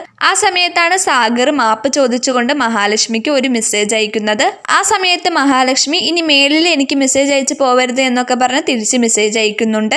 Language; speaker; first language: Malayalam; native; Malayalam